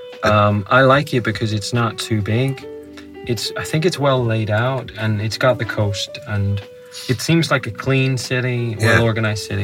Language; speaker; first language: English; native; English